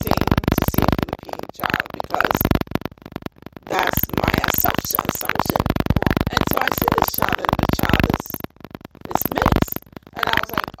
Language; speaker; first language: English; non-native, local second language; Ewe